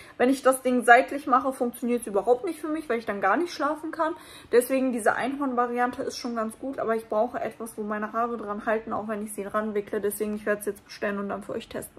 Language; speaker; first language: German; native; German